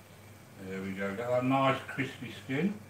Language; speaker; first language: English; native; English